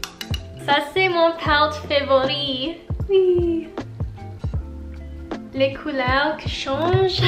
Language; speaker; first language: French; non-native, local second language; English